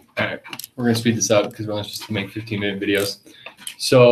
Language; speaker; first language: English; native; English